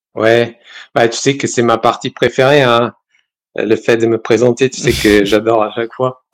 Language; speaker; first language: French; non-native, fluent; Serbian